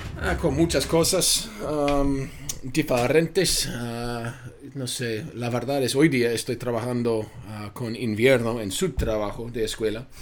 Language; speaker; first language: Spanish; non-native, fluent; English